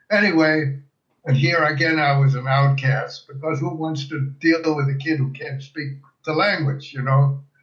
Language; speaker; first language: English; early bilingual, other home language; German